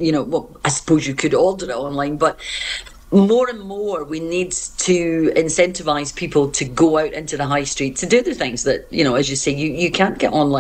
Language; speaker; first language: English; native; English